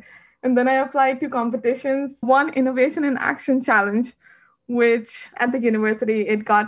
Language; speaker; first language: English; non-native, local second language; Hindi